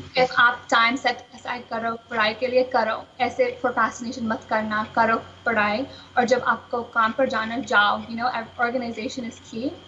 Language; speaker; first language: Hindi; early bilingual, heritage; Hindi